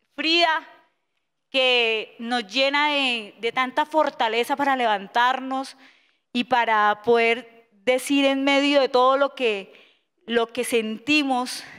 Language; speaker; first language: Spanish; native; Spanish